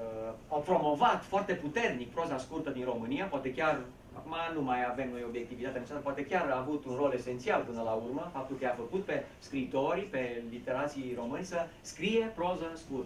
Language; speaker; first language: Romanian; native; Romanian